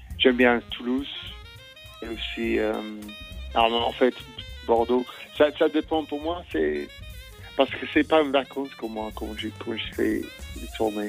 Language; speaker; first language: French; non-native, fluent; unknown